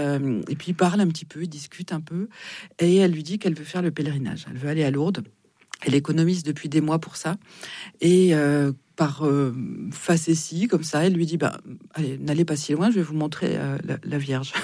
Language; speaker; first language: French; native; French